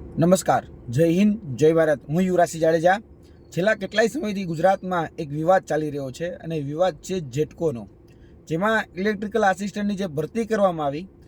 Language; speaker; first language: Gujarati; native; Gujarati